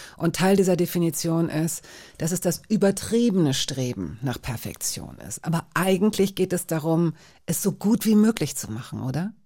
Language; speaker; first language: German; native; German